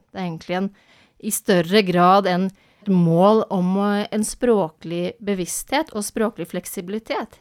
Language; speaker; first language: Norwegian; native; Norwegian